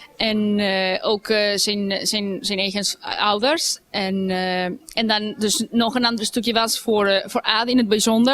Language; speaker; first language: Dutch; non-native, fluent; Spanish